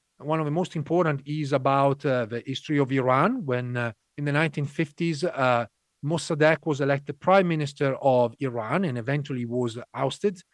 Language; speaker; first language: English; non-native, fluent; Italian